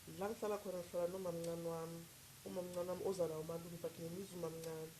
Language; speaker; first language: Zulu; native; Zulu